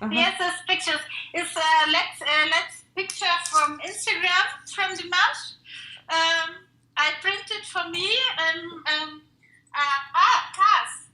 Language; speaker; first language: English; non-native, learner; Russian